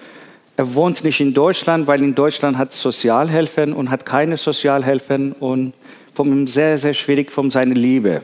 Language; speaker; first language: German; non-native, learner; Persian